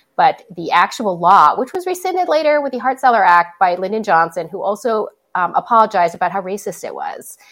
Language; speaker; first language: English; native; English